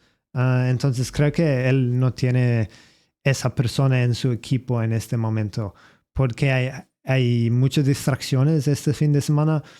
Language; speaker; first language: Spanish; non-native, learner; English